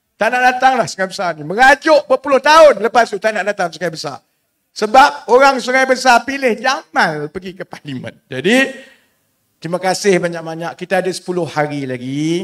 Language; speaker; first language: Malay; native; Malay